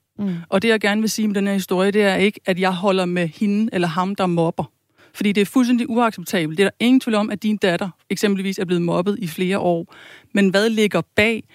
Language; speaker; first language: Danish; native; Danish